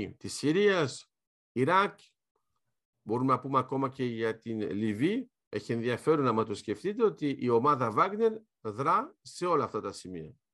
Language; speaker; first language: Greek; early bilingual, heritage; Greek